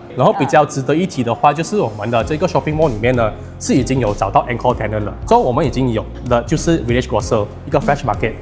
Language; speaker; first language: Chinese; native; Chinese